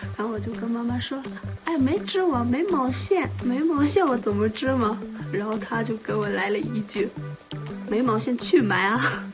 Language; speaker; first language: Chinese; non-native, local second language; Tibetan